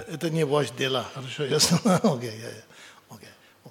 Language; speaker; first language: Russian; non-native, learner; Tibetan